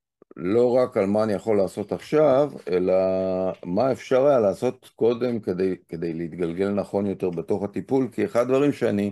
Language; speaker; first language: Hebrew; native; Hebrew